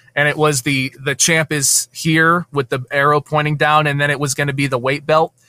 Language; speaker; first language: English; native; English